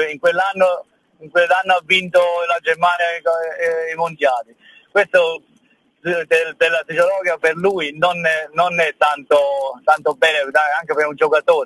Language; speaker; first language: Italian; early bilingual, heritage; German